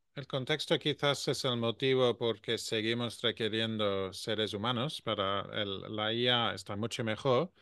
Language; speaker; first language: Spanish; non-native, fluent; English